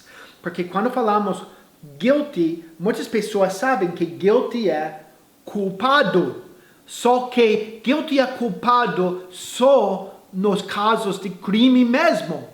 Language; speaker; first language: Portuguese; non-native, fluent; English